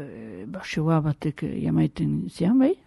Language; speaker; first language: Basque; native; Basque